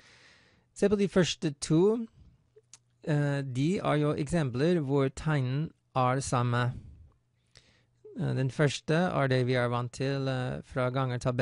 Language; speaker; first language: Norwegian; non-native, fluent; English